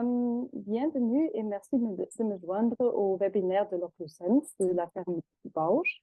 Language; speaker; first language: French; non-native, fluent; German